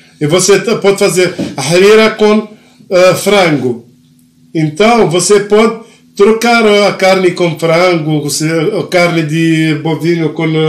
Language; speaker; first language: Portuguese; non-native, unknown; Arabic